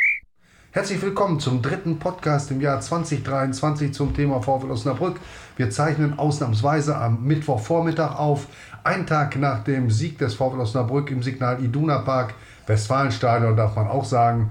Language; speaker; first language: German; native; German